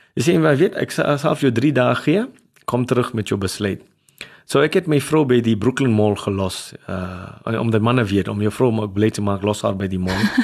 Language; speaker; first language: Afrikaans; non-native, local second language; English